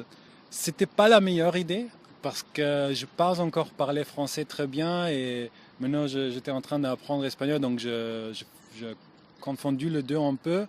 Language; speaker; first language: French; non-native, learner; German